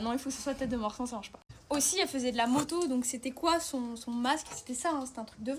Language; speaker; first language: French; native; French